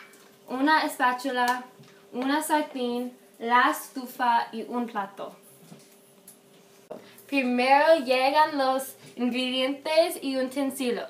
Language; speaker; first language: Spanish; non-native, learner; English